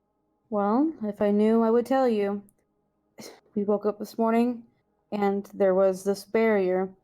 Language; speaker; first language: English; native; English